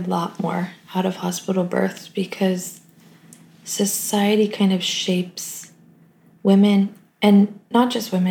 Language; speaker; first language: English; native; English